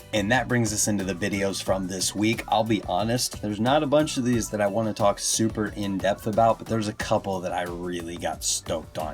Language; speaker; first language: English; native; English